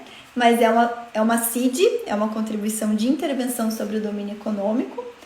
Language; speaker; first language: Portuguese; native; Portuguese